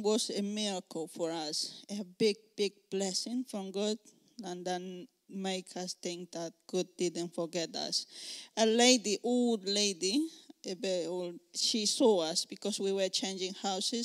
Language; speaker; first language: English; non-native, learner; Spanish